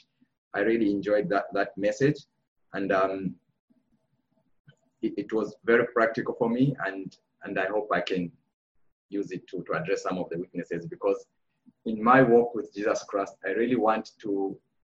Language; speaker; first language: English; non-native, local second language; Bemba